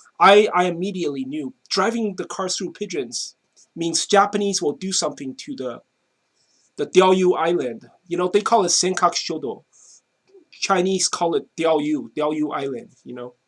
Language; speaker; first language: English; non-native, fluent; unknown